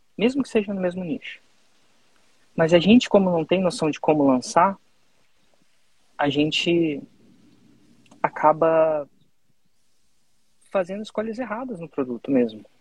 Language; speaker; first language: Portuguese; native; Portuguese